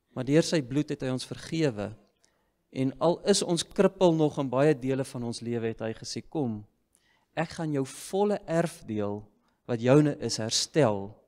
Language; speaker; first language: Afrikaans; native; Afrikaans